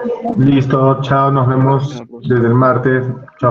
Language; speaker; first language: Spanish; native; Spanish